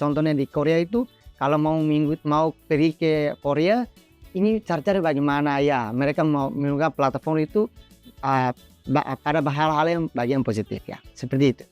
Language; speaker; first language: Indonesian; non-native, fluent; Tetum